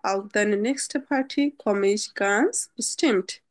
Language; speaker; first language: German; non-native, learner; Bangla